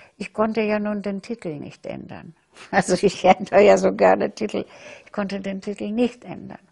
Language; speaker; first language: German; non-native, fluent; Russian